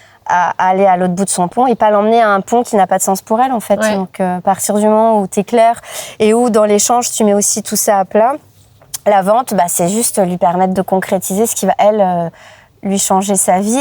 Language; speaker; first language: French; native; French